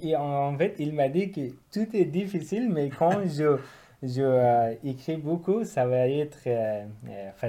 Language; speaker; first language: French; non-native, learner; Persian